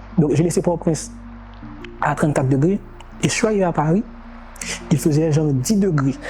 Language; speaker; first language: French; non-native, local second language; Haitian Creole